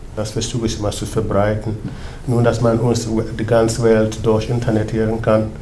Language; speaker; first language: German; non-native, fluent; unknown